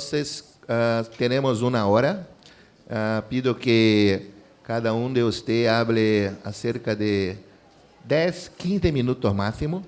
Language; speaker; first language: Spanish; non-native, fluent; Portuguese